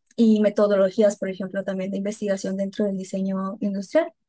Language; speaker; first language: Spanish; native; Spanish